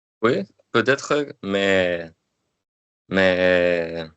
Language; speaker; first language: French; non-native, learner; Spanish